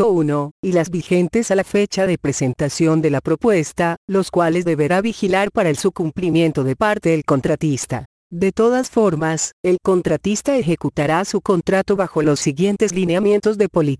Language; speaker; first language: Spanish; native; Spanish